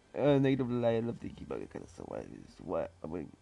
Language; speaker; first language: English; native; English